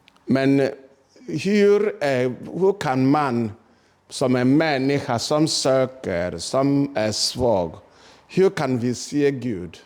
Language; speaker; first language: Swedish; non-native, fluent; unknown